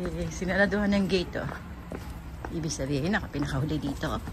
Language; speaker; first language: Filipino; native; Filipino